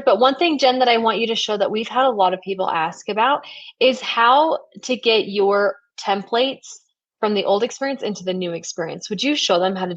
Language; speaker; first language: English; native; English